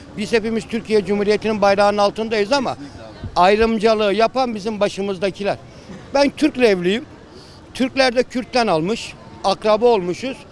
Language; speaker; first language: Turkish; non-native, local second language; Kurdish